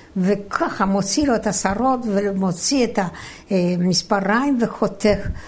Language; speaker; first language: Hebrew; non-native, fluent; Polish